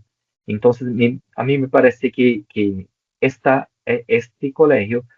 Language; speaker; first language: Spanish; non-native, local second language; Portuguese